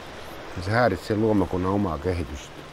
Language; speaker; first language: Finnish; native; Finnish